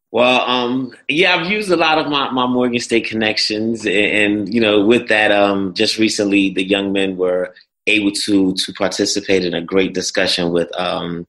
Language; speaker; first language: English; native; English